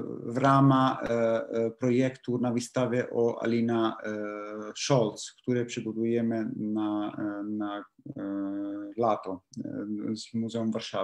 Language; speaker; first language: Polish; non-native, learner; Italian